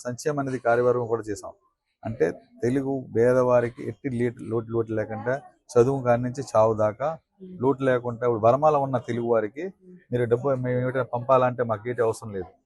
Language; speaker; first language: Telugu; early bilingual, heritage; Telugu